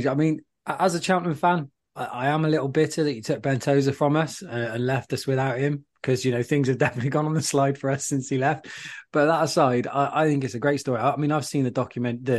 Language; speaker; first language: English; native; English